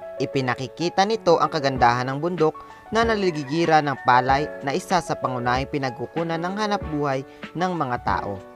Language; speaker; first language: Filipino; non-native, local second language; Bikol